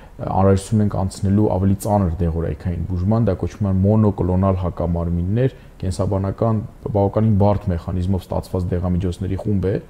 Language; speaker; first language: Armenian; native; Armenian